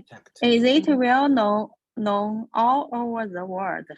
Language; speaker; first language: English; non-native, learner; Chinese